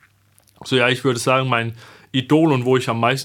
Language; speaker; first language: German; non-native, fluent; Danish